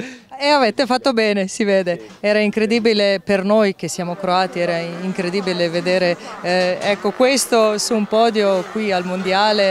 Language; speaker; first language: Italian; non-native, fluent; Croatian